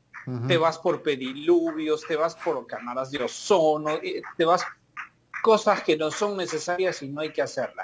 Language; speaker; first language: Spanish; native; Spanish